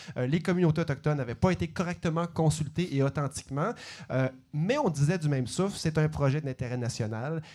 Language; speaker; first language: French; native; French